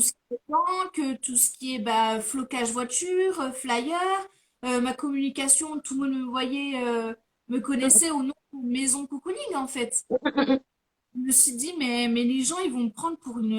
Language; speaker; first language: French; native; French